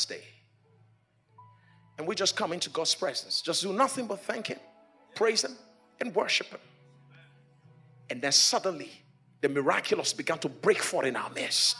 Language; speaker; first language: English; non-native, local second language; Yoruba